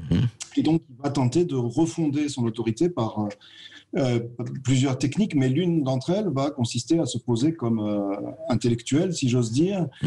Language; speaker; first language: French; native; French